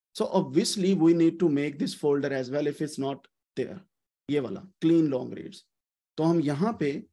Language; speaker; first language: Urdu; native; Urdu